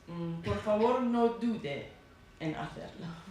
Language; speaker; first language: Spanish; non-native, learner; Persian